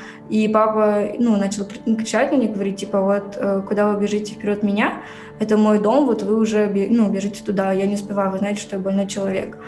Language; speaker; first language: Russian; native; Russian